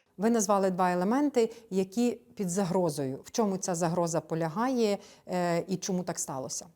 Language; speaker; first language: Ukrainian; native; Ukrainian